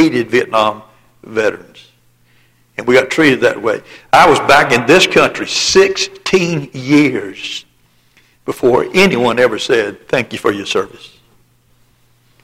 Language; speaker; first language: English; native; English